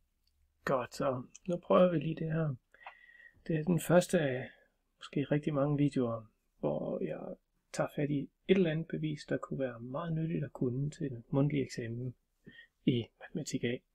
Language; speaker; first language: Danish; native; Danish